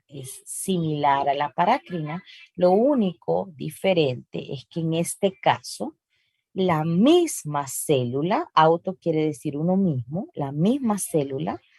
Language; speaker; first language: Spanish; native; Spanish